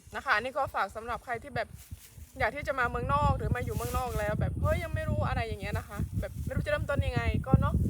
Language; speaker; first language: Thai; native; Thai